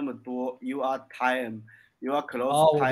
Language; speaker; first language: English; non-native, learner; Chinese